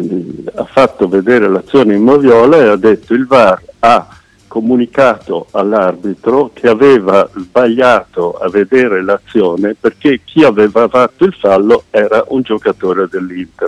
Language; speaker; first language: Italian; native; Italian